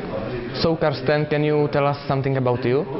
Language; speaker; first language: English; non-native, fluent; Czech